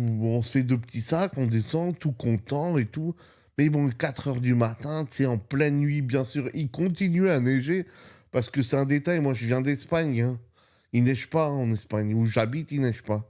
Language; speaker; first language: French; native; French